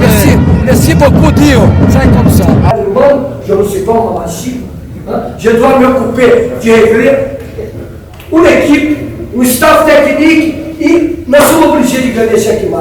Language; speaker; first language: French; non-native, fluent; Portuguese